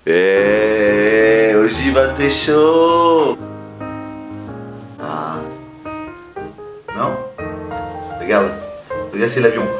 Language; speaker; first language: Portuguese; non-native, fluent; French